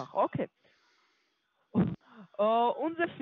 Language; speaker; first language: German; non-native, learner; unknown